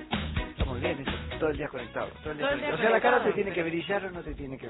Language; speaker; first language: Spanish; native; Spanish